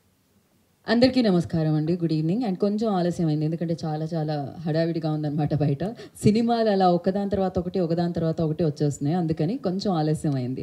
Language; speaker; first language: Telugu; native; Telugu